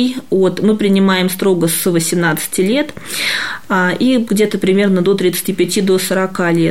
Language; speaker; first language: Russian; native; Russian